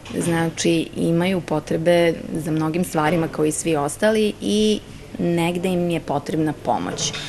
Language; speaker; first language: Serbian; native; Serbian